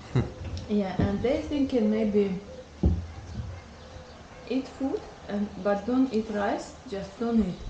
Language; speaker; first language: English; non-native, learner; Russian